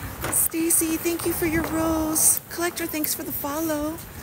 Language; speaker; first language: English; native; English